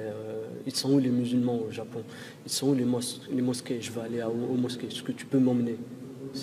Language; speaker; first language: French; non-native, local second language; Arabic